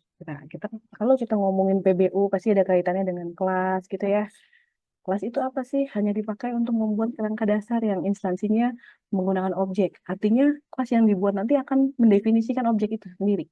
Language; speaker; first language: Indonesian; native; Indonesian